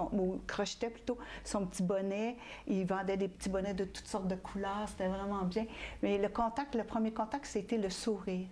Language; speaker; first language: French; native; French